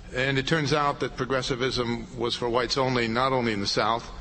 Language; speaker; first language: English; native; English